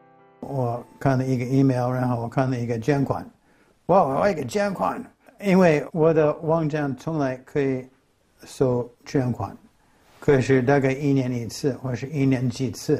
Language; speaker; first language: Chinese; non-native, fluent; English